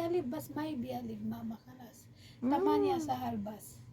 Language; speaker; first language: Arabic; non-native, learner; Indonesian